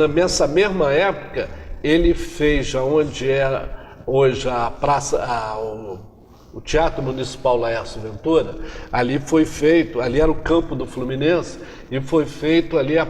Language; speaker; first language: Portuguese; native; Portuguese